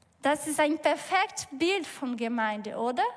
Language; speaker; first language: German; non-native, learner; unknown